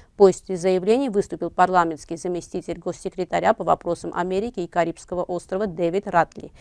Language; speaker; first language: Russian; non-native, local second language; Armenian